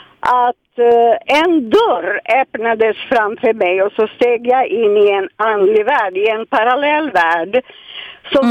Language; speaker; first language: Swedish; non-native, fluent; Serbian